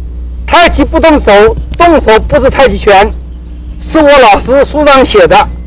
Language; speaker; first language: Chinese; native; Chinese